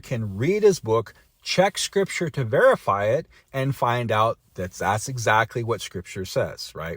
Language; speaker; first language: English; native; English